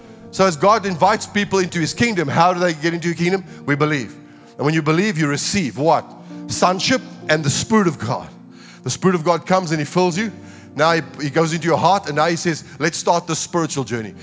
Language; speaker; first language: English; native; English